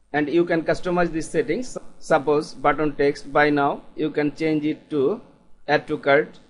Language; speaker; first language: English; non-native, local second language; Bangla